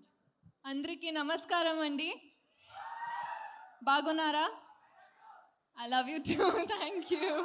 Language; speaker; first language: Telugu; non-native, learner; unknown